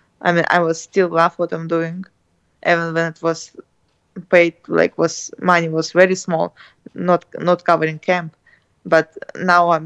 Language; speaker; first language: English; non-native, learner; Russian